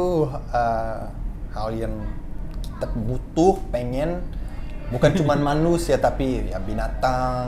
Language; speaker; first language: Indonesian; non-native, fluent; Portuguese